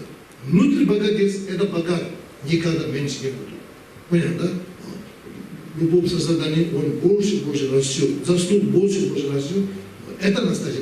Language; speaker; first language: Russian; non-native, learner; Tibetan